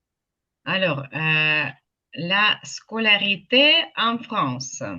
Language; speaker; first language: French; non-native, fluent; Ukrainian